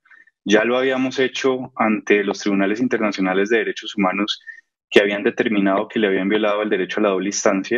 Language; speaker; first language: Spanish; native; Spanish